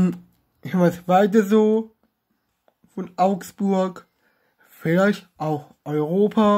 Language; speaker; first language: German; non-native, learner; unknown